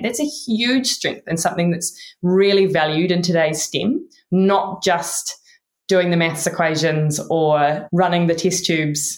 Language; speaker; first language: English; native; English